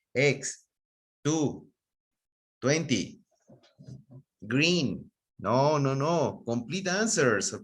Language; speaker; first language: English; non-native, fluent; Spanish